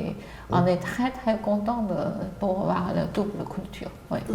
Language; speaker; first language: French; non-native, learner; Chinese